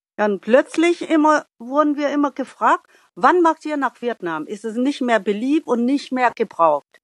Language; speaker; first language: German; non-native, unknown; Vietnamese